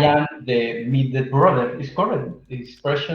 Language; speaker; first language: English; non-native, learner; Spanish